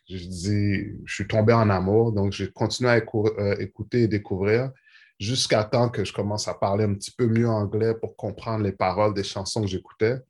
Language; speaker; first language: French; native; French